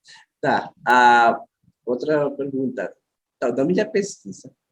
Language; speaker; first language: Portuguese; non-native, learner; Filipino